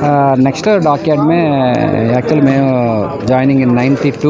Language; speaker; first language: Hindi; non-native, local second language; Telugu